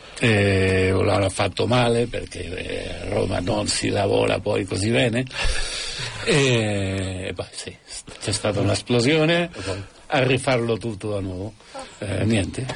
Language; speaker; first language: Italian; non-native, fluent; Catalan